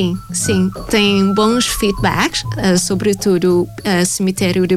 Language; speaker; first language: Portuguese; non-native, fluent; Thai